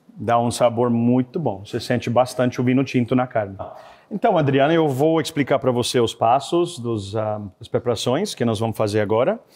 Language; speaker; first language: Portuguese; non-native, fluent; French